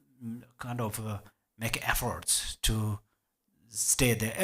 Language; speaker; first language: English; non-native, learner; Tibetan